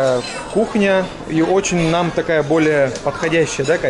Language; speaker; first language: Russian; native; Russian